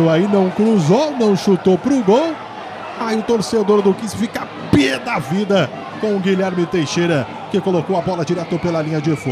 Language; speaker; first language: Portuguese; native; Portuguese